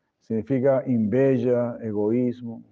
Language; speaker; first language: Portuguese; non-native, fluent; Spanish